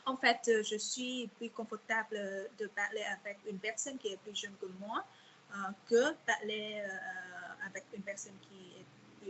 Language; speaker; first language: French; non-native, fluent; Vietnamese